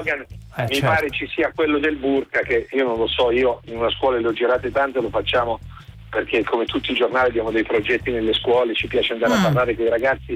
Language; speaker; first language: Italian; native; Italian